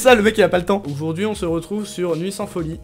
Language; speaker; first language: French; native; French